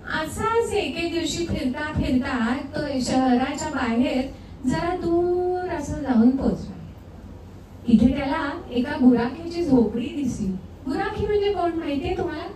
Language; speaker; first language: Marathi; native; Marathi